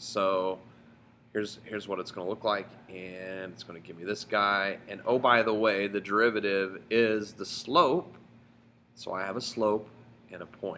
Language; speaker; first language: English; native; English